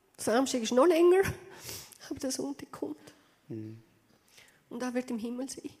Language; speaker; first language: German; non-native, fluent; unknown